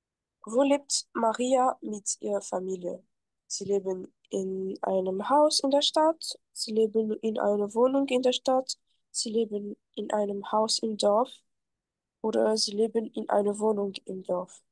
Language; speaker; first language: German; non-native, fluent; French